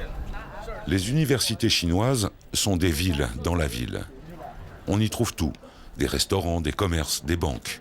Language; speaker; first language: French; native; French